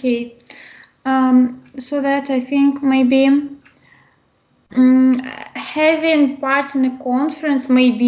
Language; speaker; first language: English; non-native, learner; Russian